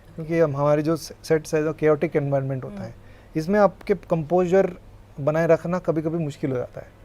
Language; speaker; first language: Hindi; non-native, local second language; Kodava